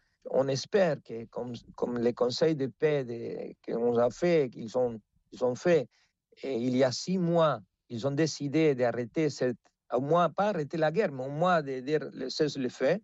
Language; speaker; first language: French; non-native, fluent; Spanish